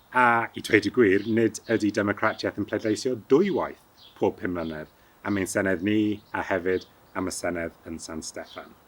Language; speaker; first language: Welsh; early bilingual, heritage; Welsh